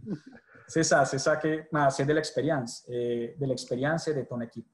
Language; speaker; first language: French; non-native, fluent; Spanish